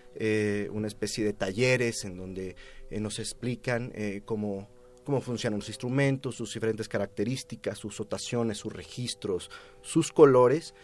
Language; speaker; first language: Spanish; native; Spanish